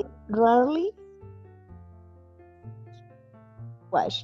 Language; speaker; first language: English; non-native, learner; Spanish